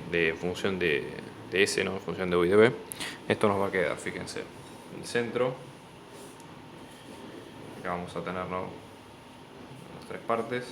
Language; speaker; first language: Spanish; native; Spanish